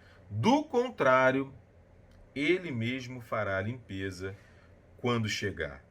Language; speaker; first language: Portuguese; native; Portuguese